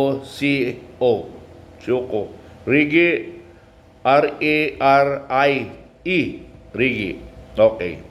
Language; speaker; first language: Filipino; native; Filipino